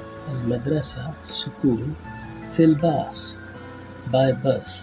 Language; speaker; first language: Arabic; non-native, fluent; Urdu